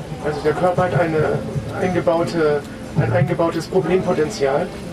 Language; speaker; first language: German; native; German